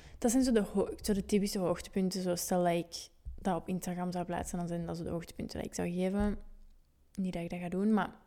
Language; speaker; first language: Dutch; native; Dutch